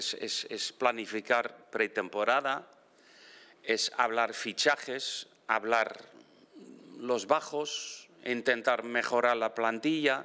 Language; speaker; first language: Spanish; non-native, fluent; Dutch